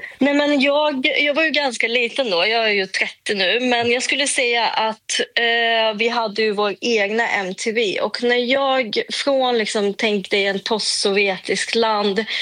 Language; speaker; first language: Swedish; early bilingual, other home language; Russian